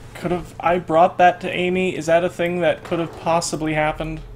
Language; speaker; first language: English; native; English